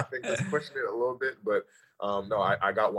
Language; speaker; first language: English; native; English